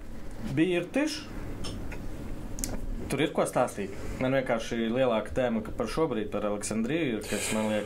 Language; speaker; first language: Latvian; native; Latvian